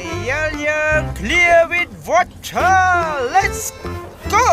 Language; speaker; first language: English; non-native, learner; Khmer